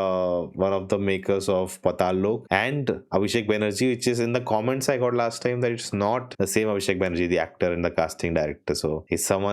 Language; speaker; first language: English; non-native, local second language; Hindi